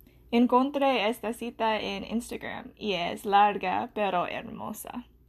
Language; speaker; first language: Spanish; non-native, learner; English